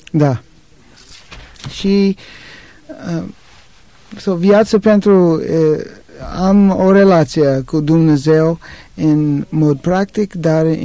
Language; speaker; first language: Romanian; non-native, learner; English